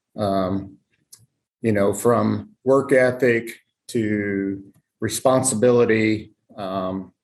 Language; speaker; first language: English; native; English